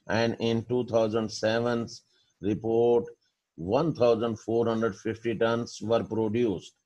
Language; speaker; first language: English; non-native, local second language; Urdu